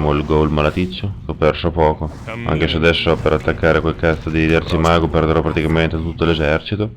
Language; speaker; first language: Italian; native; Italian